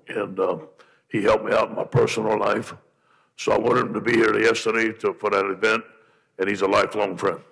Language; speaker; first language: English; native; English